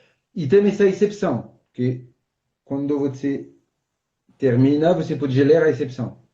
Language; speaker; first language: Portuguese; non-native, fluent; French